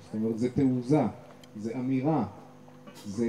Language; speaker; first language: Hebrew; native; Hebrew